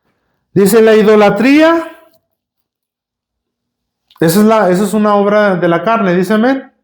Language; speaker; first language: Spanish; native; Spanish